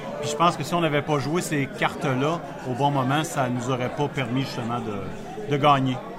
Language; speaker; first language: French; native; French